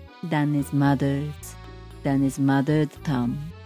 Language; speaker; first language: English; non-native, fluent; Japanese